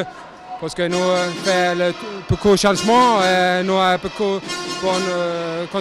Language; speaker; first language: French; non-native, learner; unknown